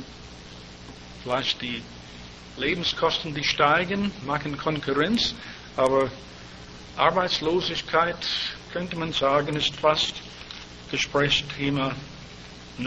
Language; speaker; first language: German; native; German